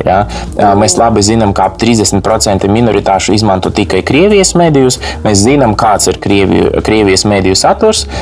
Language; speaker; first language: Latvian; non-native, local second language; Russian